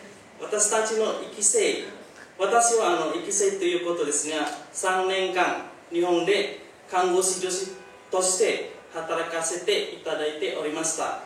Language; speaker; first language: Japanese; non-native, learner; Indonesian